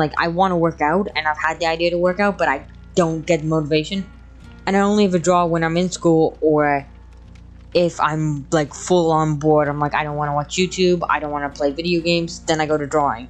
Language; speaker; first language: English; native; English